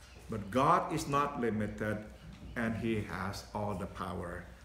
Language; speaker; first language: English; non-native, fluent; Indonesian